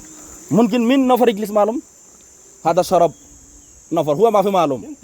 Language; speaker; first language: Arabic; non-native, learner; Bangla